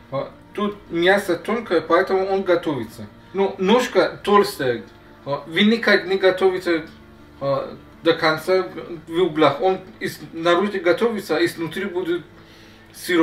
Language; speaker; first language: Russian; non-native, learner; Persian